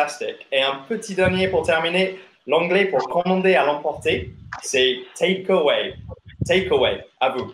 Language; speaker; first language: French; non-native, fluent; English